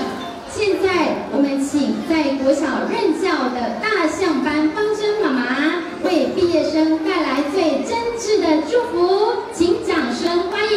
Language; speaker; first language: Chinese; native; Chinese